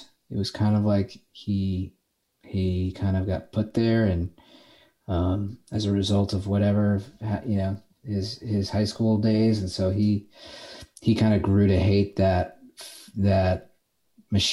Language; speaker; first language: English; native; English